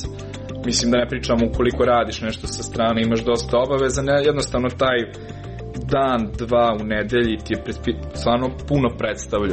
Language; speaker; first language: Serbian; native; Serbian